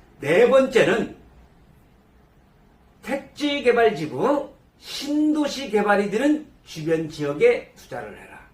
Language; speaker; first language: Korean; native; Korean